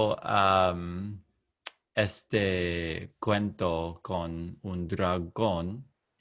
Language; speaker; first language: Spanish; non-native, learner; English